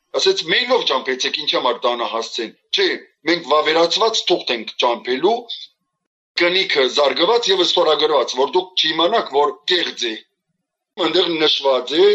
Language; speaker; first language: Armenian; early bilingual, heritage; Armenian